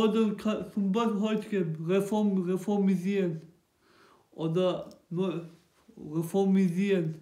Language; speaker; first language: German; non-native, local second language; Turkish